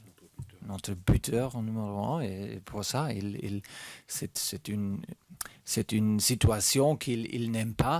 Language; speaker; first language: French; non-native, learner; German